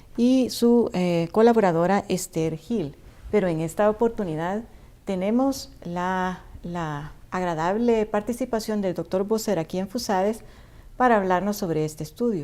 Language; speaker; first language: Spanish; native; Spanish